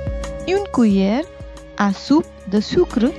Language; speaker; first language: French; non-native, fluent; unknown